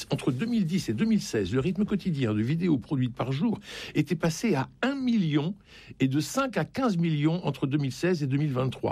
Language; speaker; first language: French; native; French